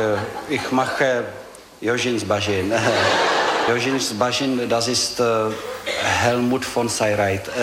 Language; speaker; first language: German; non-native, learner; Czech